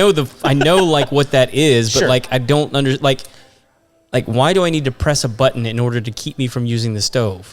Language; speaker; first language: English; native; English